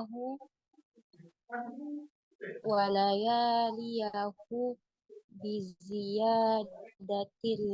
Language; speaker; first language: Arabic; non-native, learner; Indonesian